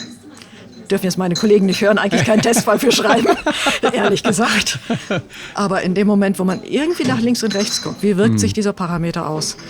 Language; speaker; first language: German; native; German